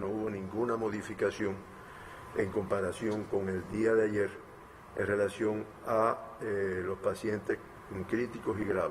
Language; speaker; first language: Spanish; native; Spanish